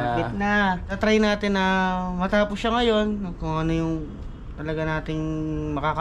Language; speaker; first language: Filipino; native; Filipino